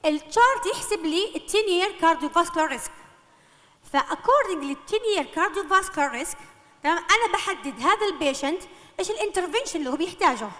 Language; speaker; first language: Arabic; native; Arabic